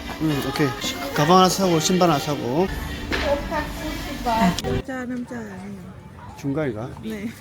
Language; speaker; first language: Korean; native; Korean